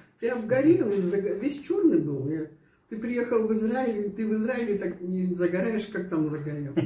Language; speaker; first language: Russian; native; Russian